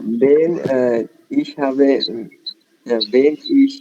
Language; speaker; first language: German; non-native, learner; Bangla